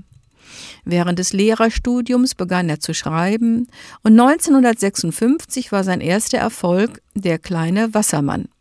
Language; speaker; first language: German; native; German